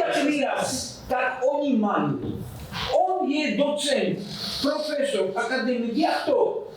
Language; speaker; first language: Slovak; non-native, learner; Russian